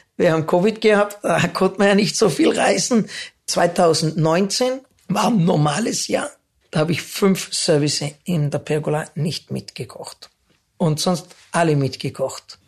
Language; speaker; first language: German; native; German